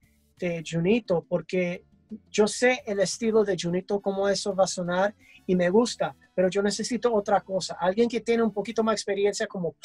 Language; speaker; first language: Spanish; early bilingual, heritage; English